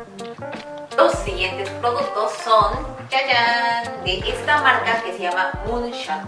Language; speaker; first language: Spanish; non-native, fluent; Korean